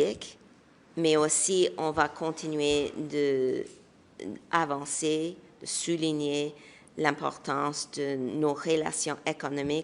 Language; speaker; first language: French; non-native, local second language; English